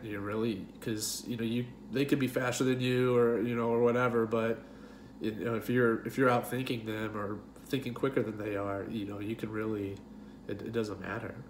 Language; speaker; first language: English; native; English